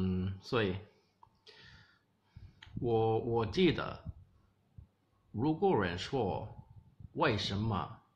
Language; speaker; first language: Chinese; non-native, learner; English